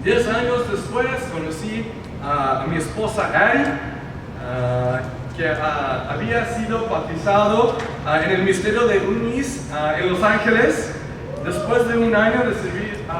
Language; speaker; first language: Spanish; early bilingual, heritage; Spanish